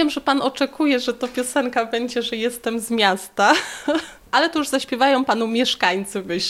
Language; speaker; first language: Polish; native; Polish